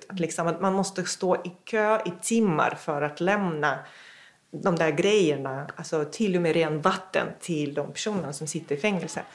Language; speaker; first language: Swedish; non-native, fluent; Russian